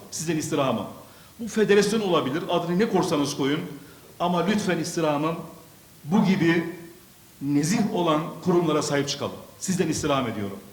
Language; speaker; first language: Turkish; early bilingual, other home language; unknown